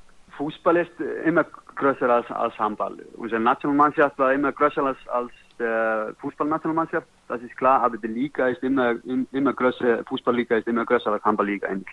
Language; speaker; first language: German; non-native, learner; Icelandic